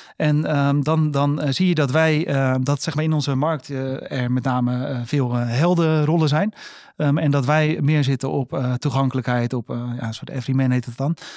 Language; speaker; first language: Dutch; native; Dutch